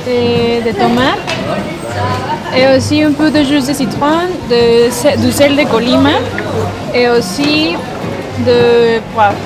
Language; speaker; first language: French; non-native, learner; Spanish